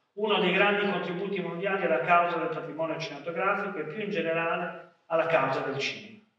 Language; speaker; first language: Italian; native; Italian